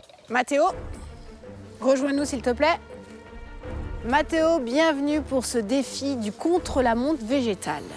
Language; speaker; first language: French; native; French